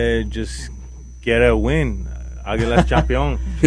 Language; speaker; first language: English; native; English